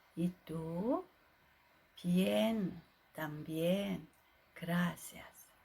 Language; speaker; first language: Spanish; non-native, fluent; Korean